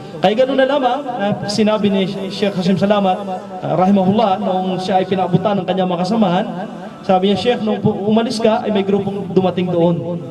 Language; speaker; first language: Filipino; non-native, local second language; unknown